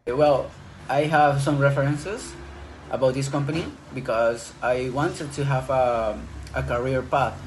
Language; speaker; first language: English; non-native, fluent; Spanish